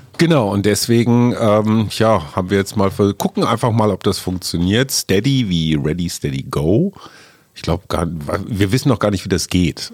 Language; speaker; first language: German; native; German